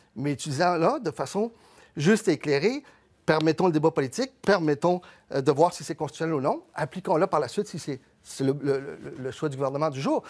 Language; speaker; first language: French; early bilingual, other home language; Spanish